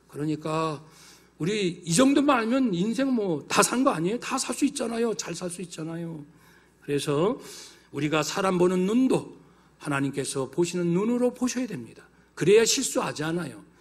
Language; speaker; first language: Korean; native; Korean